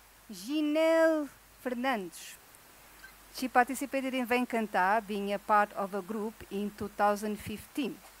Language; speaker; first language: English; non-native, local second language; Portuguese